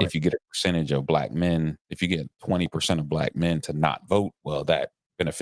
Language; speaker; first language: English; native; English